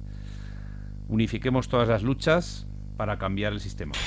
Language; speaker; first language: Spanish; native; Spanish